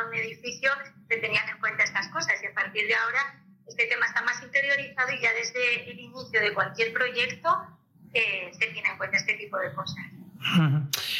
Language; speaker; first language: Spanish; native; Spanish